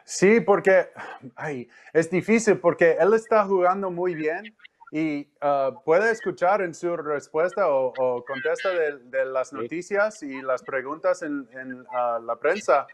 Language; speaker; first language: Spanish; non-native, learner; English